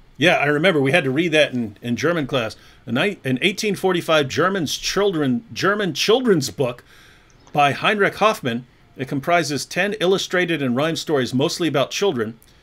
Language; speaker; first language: English; native; English